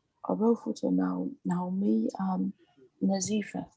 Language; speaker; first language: Arabic; non-native, learner; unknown